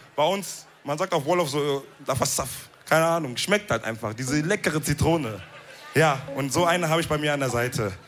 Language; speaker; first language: German; early bilingual, other home language; Wolof